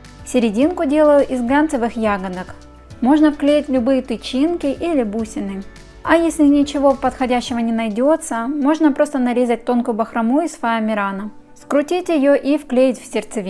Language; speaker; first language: Russian; native; Russian